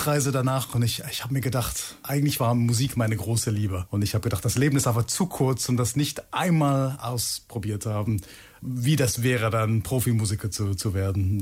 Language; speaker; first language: German; non-native, fluent; English